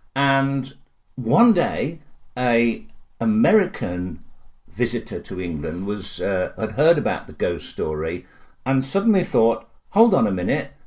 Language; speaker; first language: English; native; English